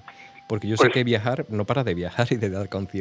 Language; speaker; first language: Spanish; native; Spanish